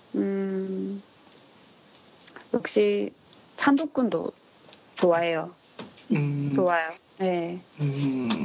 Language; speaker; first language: Korean; non-native, learner; Japanese